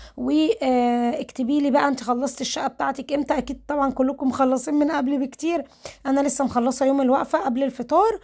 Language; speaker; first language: Arabic; native; Arabic